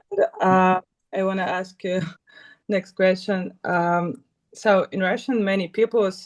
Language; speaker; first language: English; non-native, learner; Russian